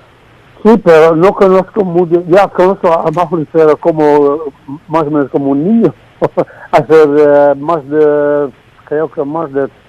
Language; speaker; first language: Spanish; non-native, fluent; Dutch